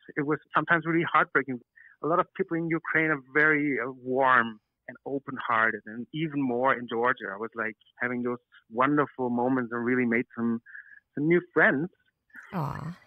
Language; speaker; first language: English; non-native, fluent; German